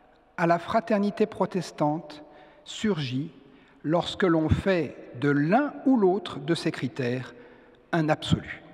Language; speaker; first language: French; native; French